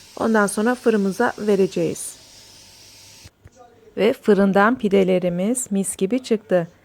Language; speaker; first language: Turkish; native; Turkish